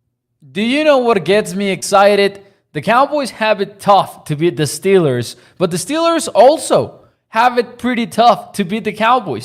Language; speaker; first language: English; native; English